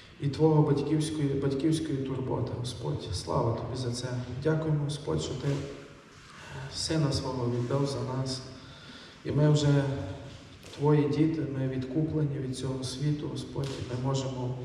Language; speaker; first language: Ukrainian; native; Ukrainian